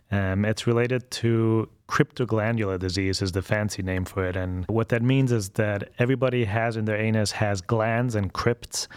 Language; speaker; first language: English; non-native, fluent; German